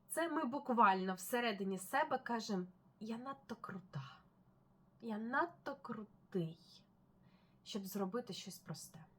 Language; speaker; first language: Ukrainian; non-native, local second language; Russian